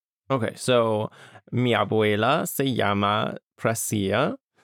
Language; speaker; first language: Spanish; non-native, learner; English